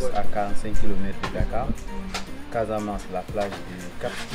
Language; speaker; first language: French; non-native, local second language; Wolof